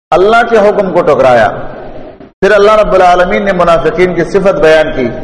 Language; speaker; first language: Urdu; non-native, local second language; Pashto